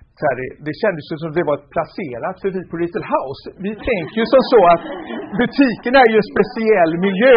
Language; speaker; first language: Swedish; native; Swedish